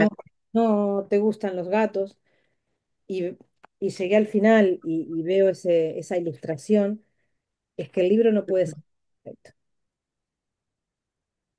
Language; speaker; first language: Spanish; native; Spanish